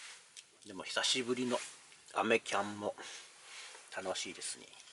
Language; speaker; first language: Japanese; native; Japanese